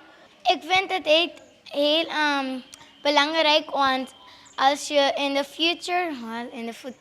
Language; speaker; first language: Dutch; non-native, local second language; Papiamento